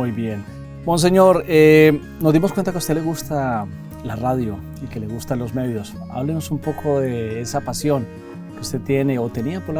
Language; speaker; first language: Spanish; native; Spanish